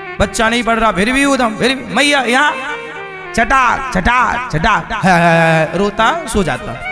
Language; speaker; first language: Hindi; native; Hindi